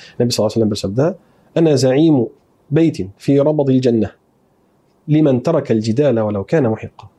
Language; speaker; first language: Malay; non-native, fluent; Arabic